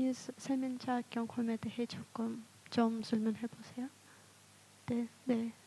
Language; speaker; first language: Korean; non-native, fluent; Russian